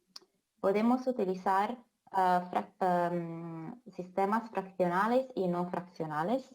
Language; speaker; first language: Spanish; non-native, fluent; Italian